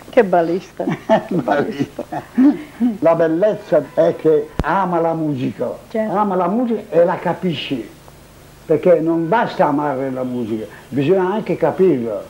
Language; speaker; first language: Italian; native; Italian